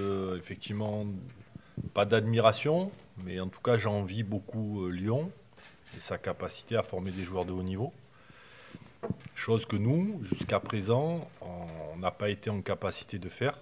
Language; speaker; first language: French; native; French